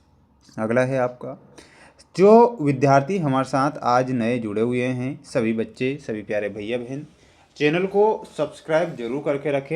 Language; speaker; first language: Hindi; native; Hindi